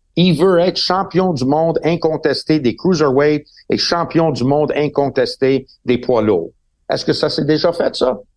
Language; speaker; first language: French; non-native, local second language; English